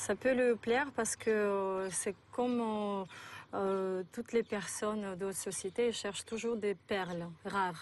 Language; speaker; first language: French; non-native, fluent; Russian